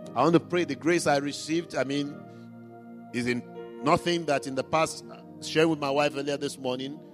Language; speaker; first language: English; non-native, local second language; Igbo